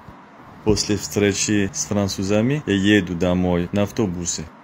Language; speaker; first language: Russian; non-native, learner; French